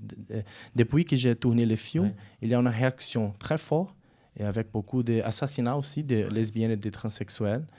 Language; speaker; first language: French; non-native, fluent; Portuguese